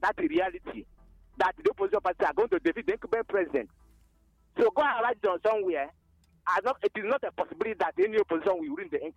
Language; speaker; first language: English; non-native, local second language; Igbo